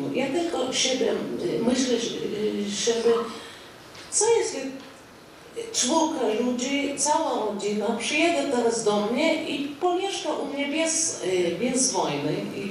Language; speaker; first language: Polish; non-native, fluent; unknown